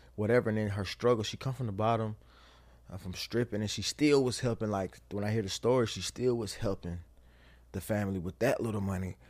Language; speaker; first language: English; native; English